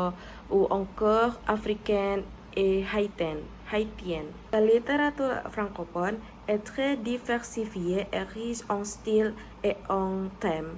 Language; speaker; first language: French; non-native, learner; Indonesian